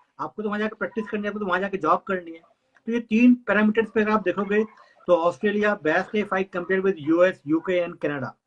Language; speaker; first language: Hindi; native; Hindi